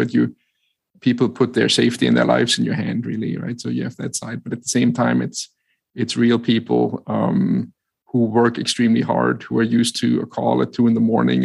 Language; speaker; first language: English; non-native, fluent; German